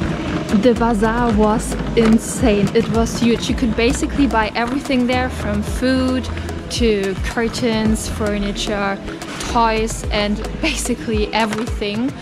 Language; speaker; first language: English; non-native, fluent; German